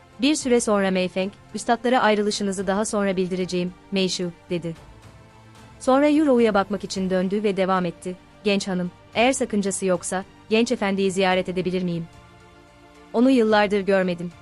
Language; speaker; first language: Turkish; native; Turkish